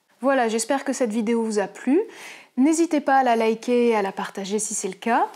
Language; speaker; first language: French; native; French